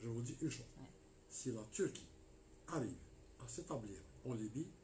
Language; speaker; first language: French; non-native, local second language; Arabic